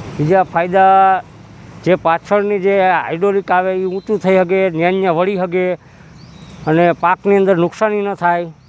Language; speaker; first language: Gujarati; native; Gujarati